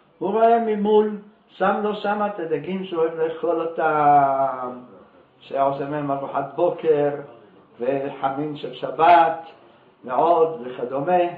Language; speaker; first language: Hebrew; native; Hebrew